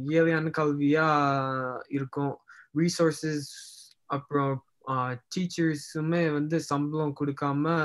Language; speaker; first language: Tamil; early bilingual, heritage; Tamil